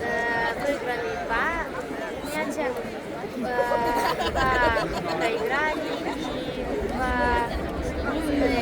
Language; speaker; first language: Russian; non-native, learner; Serbian